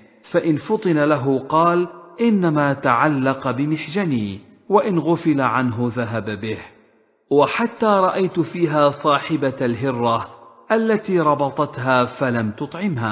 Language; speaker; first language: Arabic; native; Arabic